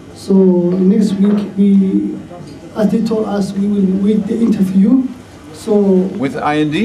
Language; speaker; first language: English; non-native, learner; Somali